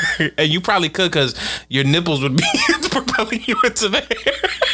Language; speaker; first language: English; native; English